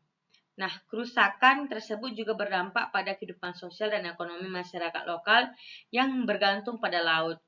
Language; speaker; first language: Indonesian; non-native, local second language; Balinese